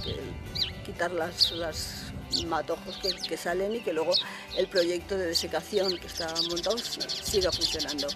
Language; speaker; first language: Spanish; native; Spanish